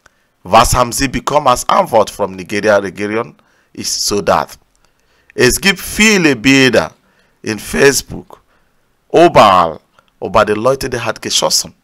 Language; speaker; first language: German; non-native, learner; Igbo